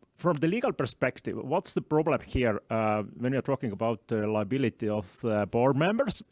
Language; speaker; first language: English; non-native, fluent; Estonian